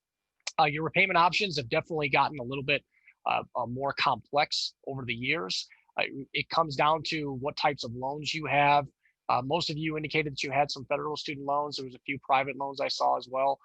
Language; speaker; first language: English; native; English